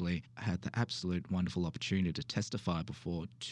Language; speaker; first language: English; native; English